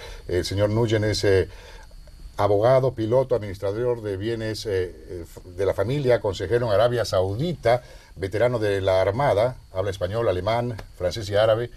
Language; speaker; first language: Spanish; native; Spanish